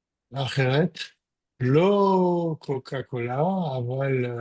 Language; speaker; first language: Hebrew; non-native, learner; French